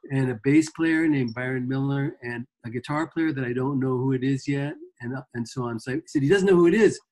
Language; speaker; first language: English; native; English